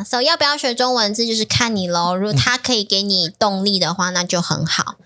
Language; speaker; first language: Chinese; native; Chinese